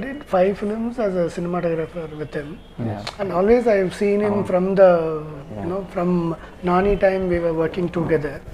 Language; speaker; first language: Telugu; non-native, learner; Tamil